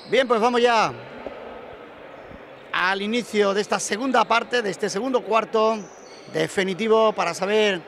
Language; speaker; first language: Spanish; native; Spanish